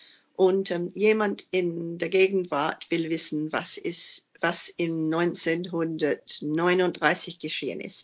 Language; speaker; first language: German; non-native, fluent; English